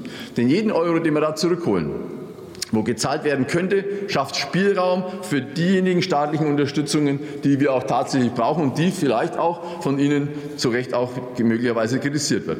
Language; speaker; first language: German; native; German